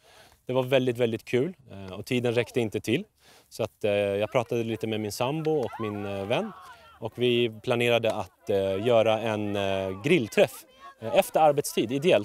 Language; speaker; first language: Swedish; native; Swedish